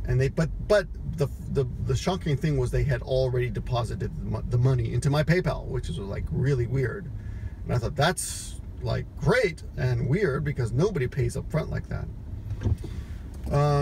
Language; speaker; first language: English; early bilingual, other home language; Spanish